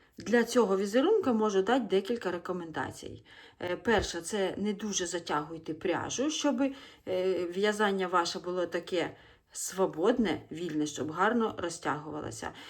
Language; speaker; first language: Ukrainian; non-native, local second language; Russian